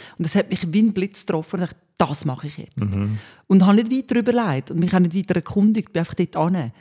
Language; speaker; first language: German; early bilingual, other home language; Swiss German